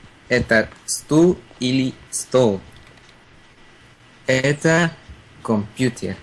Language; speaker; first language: Russian; non-native, learner; Spanish